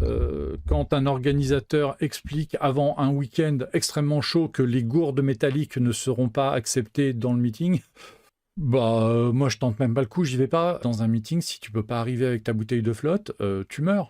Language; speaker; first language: French; native; French